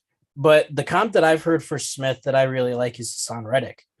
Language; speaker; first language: English; native; English